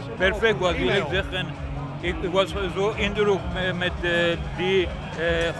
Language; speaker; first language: Dutch; non-native, learner; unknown